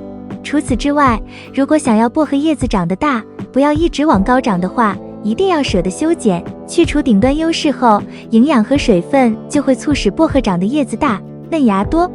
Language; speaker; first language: Chinese; native; Chinese